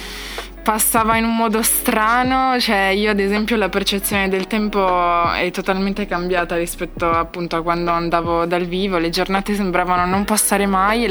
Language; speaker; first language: Italian; native; Italian